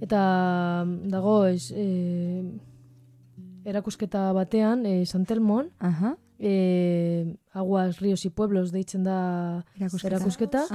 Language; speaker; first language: Basque; non-native, local second language; Spanish